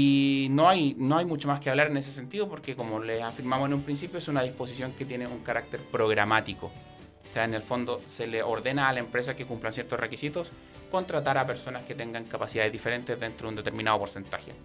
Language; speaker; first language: Spanish; native; Spanish